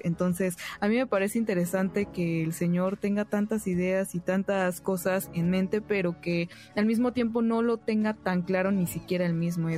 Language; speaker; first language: Spanish; native; Spanish